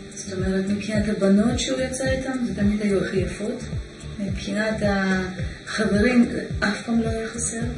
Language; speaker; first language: Hebrew; non-native, fluent; Russian